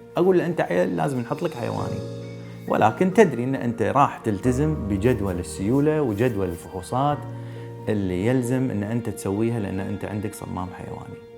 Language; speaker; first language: Arabic; native; Arabic